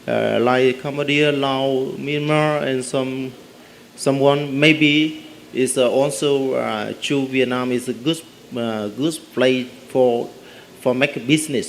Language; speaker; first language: English; non-native, learner; Vietnamese